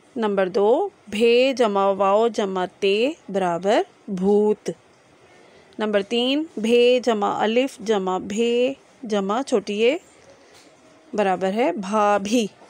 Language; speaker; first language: Urdu; non-native, local second language; Sindhi